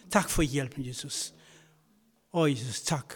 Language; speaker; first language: Danish; non-native, fluent; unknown